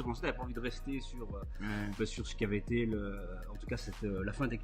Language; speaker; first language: French; native; French